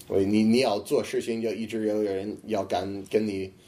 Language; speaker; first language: Chinese; non-native, fluent; English